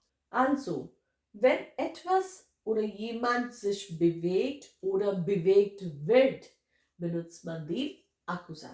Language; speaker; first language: German; non-native, fluent; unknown